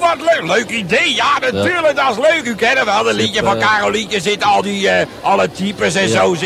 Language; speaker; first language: Dutch; native; Dutch